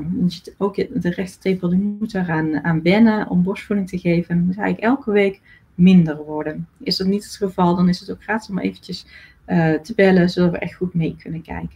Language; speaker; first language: Dutch; native; Dutch